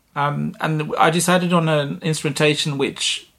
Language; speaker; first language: English; native; English